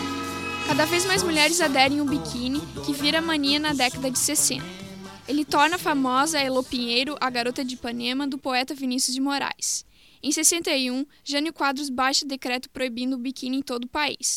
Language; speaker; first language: Portuguese; native; Portuguese